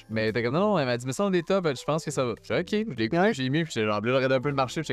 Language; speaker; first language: French; native; French